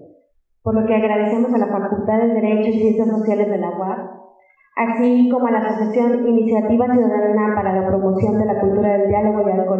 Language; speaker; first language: Spanish; native; Spanish